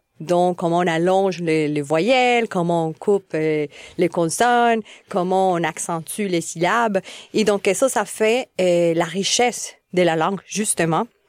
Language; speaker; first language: French; non-native, fluent; Spanish